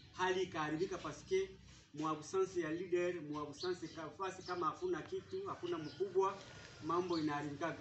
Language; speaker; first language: Swahili; non-native, local second language; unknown